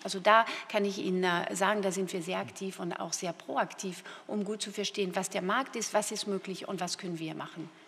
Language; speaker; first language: German; non-native, fluent; French